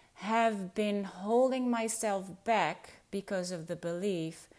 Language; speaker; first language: English; non-native, fluent; Dutch